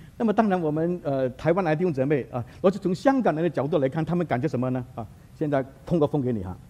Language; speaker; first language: Chinese; native; Chinese